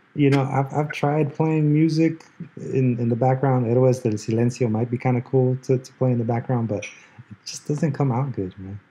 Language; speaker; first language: English; early bilingual, other home language; Spanish